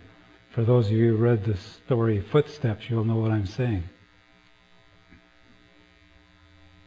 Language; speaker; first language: English; native; English